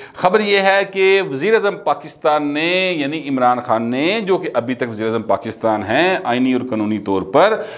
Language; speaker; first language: Urdu; non-native, local second language; Punjabi